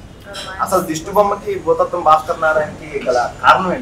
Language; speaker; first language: Telugu; native; Telugu